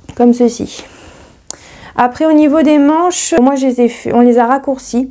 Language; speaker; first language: French; native; French